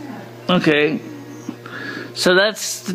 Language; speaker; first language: English; native; English